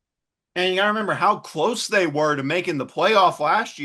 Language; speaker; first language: English; native; English